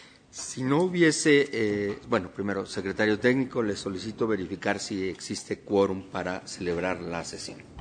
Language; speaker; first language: Spanish; native; Spanish